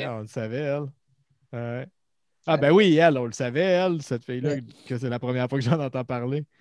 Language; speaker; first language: French; native; French